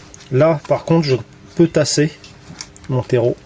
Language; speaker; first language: French; native; French